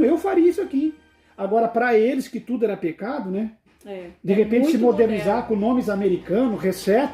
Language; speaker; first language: Portuguese; native; Portuguese